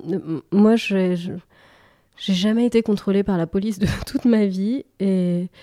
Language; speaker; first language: French; native; French